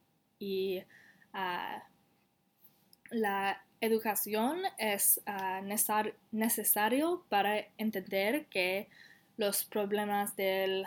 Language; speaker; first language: Spanish; non-native, learner; English